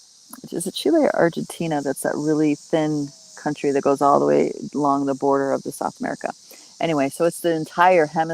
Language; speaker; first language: English; native; English